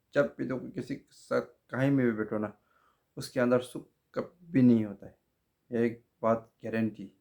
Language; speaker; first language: Hindi; non-native, local second language; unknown